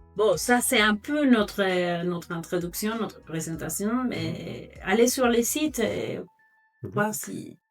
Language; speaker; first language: French; non-native, fluent; Spanish